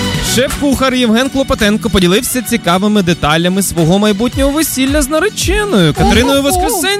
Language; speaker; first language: Ukrainian; native; Ukrainian